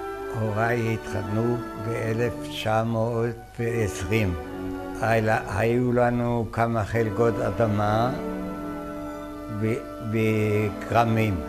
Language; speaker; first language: Hebrew; non-native, fluent; German